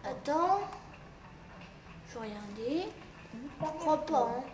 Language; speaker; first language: French; native; French